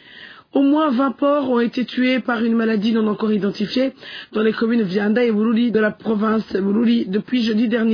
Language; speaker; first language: French; non-native, local second language; Rundi